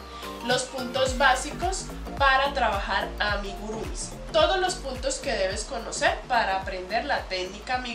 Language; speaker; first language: Spanish; native; Spanish